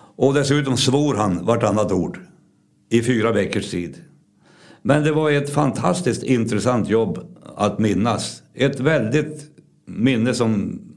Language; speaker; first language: Swedish; native; Swedish